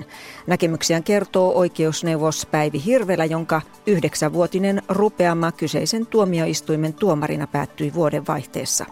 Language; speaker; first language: Finnish; native; Finnish